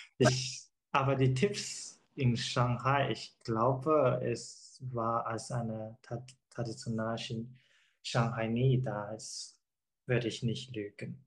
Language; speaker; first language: German; non-native, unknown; Chinese